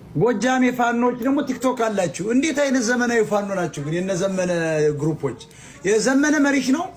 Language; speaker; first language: Amharic; native; Amharic